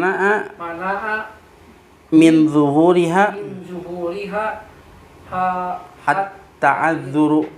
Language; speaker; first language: Arabic; non-native, fluent; Sundanese